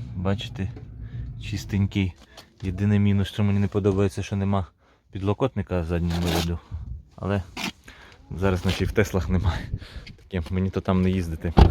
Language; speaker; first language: Ukrainian; non-native, local second language; Russian